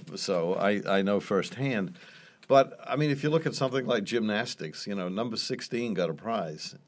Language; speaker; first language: English; native; English